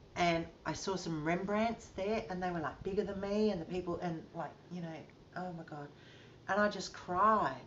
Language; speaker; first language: English; native; English